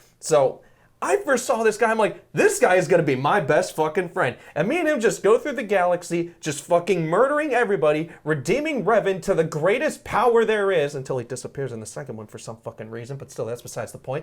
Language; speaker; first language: English; native; English